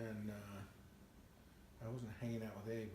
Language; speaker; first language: English; native; English